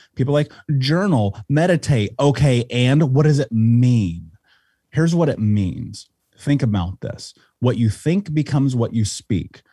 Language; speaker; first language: English; native; English